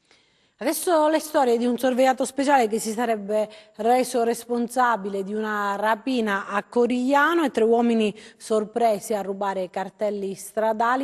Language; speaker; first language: Italian; native; Italian